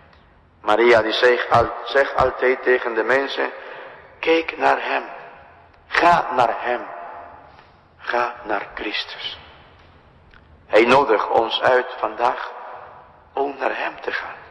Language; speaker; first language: Dutch; non-native, fluent; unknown